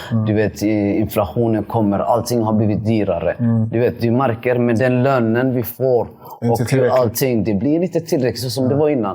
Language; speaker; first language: Swedish; early bilingual, other home language; Somali